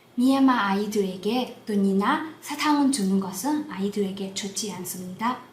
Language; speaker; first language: Korean; non-native, fluent; Burmese